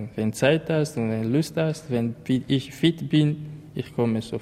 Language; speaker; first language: German; non-native, learner; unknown